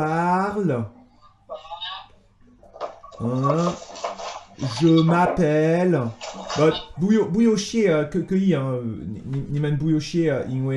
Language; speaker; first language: French; native; French